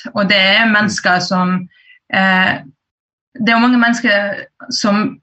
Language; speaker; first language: Norwegian; early bilingual, other home language; Persian